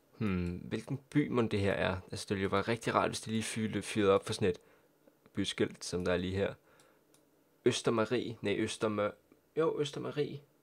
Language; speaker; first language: Danish; native; Danish